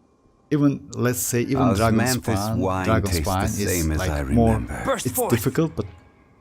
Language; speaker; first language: English; non-native, fluent; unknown